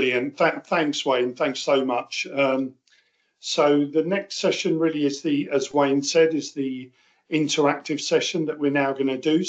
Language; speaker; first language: English; native; English